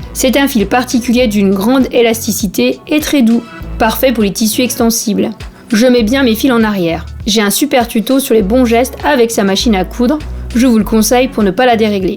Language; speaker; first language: French; native; French